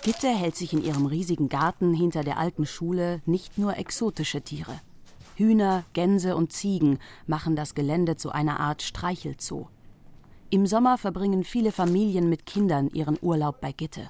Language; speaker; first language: German; native; German